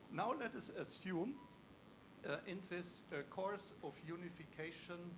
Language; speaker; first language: English; non-native, fluent; German